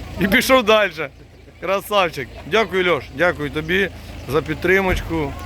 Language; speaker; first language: Ukrainian; native; Ukrainian